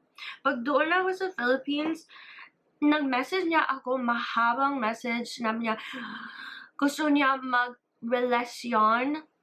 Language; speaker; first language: Filipino; early bilingual, heritage; English